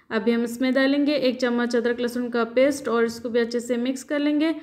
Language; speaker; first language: Hindi; non-native, local second language; Urdu